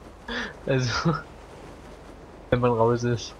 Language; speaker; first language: German; native; German